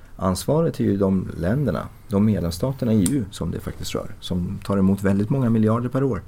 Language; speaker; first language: Swedish; early bilingual, other home language; Persian